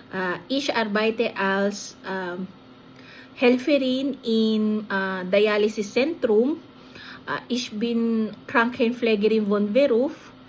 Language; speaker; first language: German; non-native, learner; Filipino